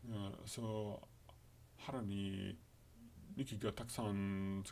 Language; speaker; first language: Japanese; non-native, learner; English